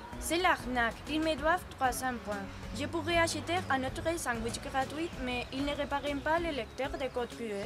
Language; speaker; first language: French; non-native, learner; Spanish